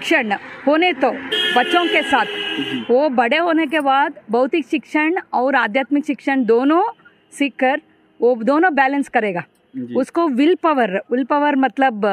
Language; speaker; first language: Hindi; non-native, local second language; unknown